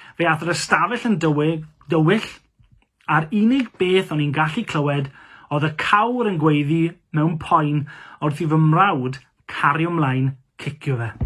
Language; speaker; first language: Welsh; non-native, local second language; English